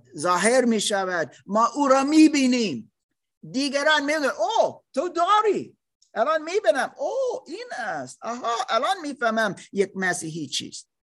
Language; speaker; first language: Persian; non-native, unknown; English